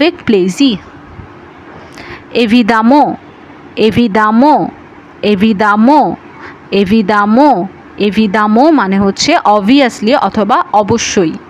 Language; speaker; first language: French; non-native, learner; Bangla